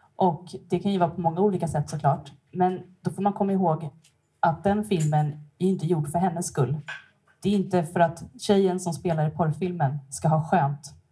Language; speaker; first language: Swedish; native; Swedish